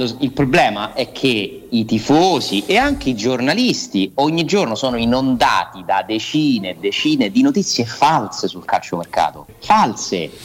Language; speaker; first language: Italian; native; Italian